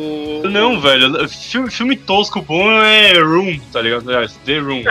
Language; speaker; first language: Portuguese; native; Portuguese